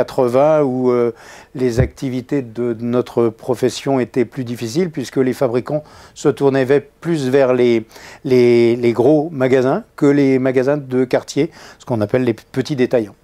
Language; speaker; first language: French; native; French